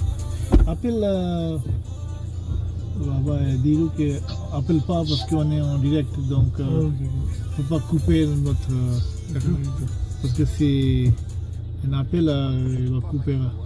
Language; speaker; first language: French; non-native, fluent; Urdu